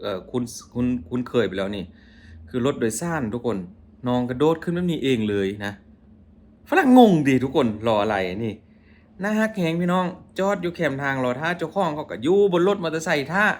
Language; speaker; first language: Thai; non-native, local second language; Lao